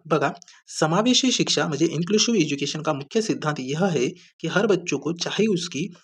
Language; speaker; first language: Hindi; non-native, local second language; Marathi